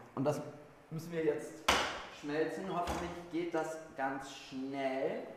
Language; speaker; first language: German; non-native, fluent; English